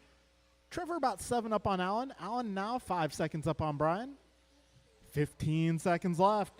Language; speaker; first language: English; native; English